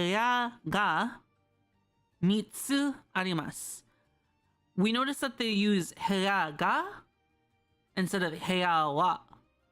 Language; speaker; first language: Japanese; non-native, learner; English